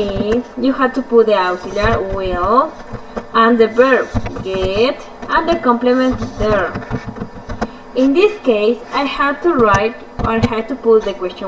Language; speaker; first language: English; non-native, fluent; Spanish